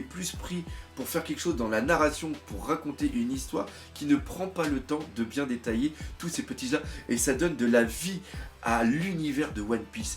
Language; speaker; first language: French; native; French